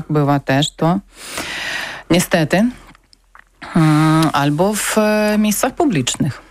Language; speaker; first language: Polish; non-native, learner; Ukrainian